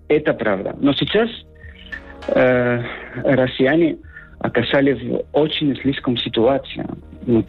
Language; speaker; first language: Russian; non-native, fluent; Spanish